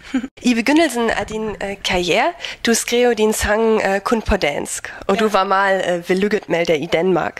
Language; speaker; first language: Danish; non-native, learner; German